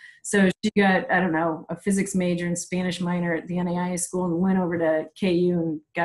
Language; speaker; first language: English; native; English